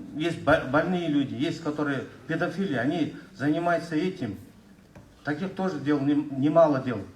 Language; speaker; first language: Russian; non-native, local second language; Kazakh